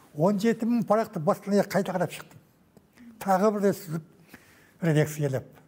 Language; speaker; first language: Kazakh; native; Kazakh